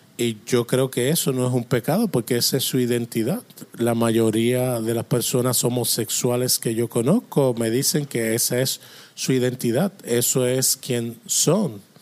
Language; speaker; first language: Spanish; non-native, fluent; English